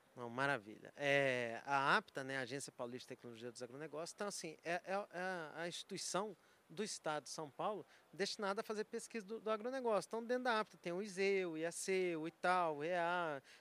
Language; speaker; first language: Portuguese; native; Portuguese